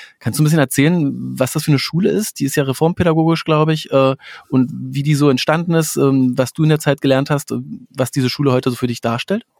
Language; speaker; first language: German; native; German